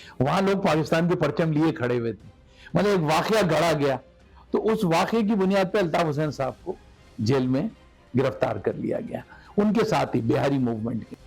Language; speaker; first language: Urdu; native; Urdu